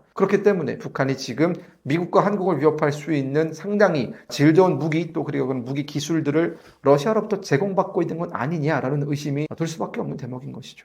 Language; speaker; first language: Korean; native; Korean